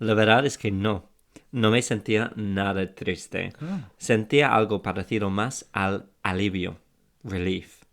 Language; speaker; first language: Spanish; non-native, fluent; English